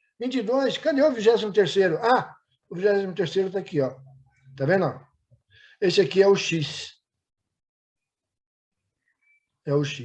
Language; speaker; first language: Portuguese; native; Portuguese